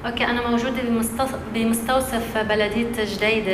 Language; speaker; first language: Arabic; native; Arabic